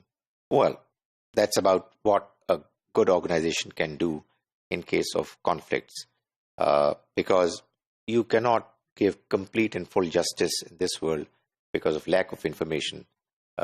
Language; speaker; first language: English; non-native, local second language; Urdu